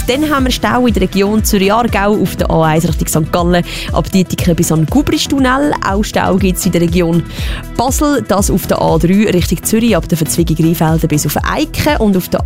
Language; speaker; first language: German; native; German